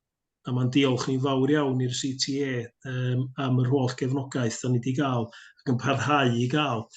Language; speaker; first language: Welsh; native; Welsh